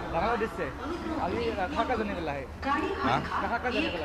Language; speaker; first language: Hindi; non-native, local second language; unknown